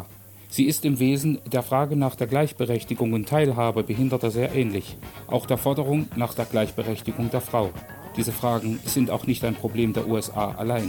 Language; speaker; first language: German; native; German